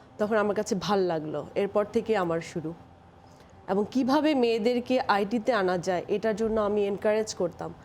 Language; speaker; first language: Bangla; native; Bangla